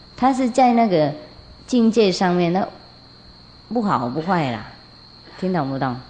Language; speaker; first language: Chinese; non-native, fluent; Vietnamese